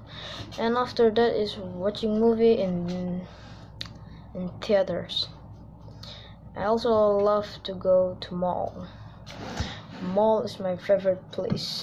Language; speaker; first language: English; non-native, learner; Indonesian